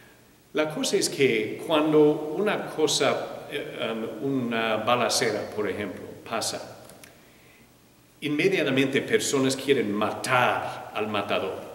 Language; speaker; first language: Spanish; non-native, fluent; English